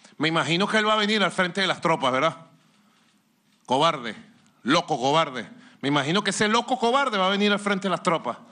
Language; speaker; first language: Spanish; native; Spanish